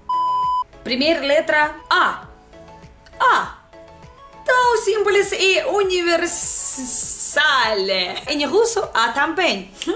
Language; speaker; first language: Portuguese; non-native, learner; Russian